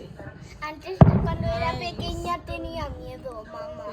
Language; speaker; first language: Spanish; early bilingual, other home language; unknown